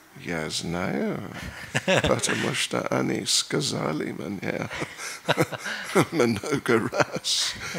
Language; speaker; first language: Russian; non-native, learner; English